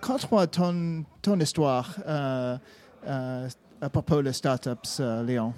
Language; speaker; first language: French; non-native, learner; English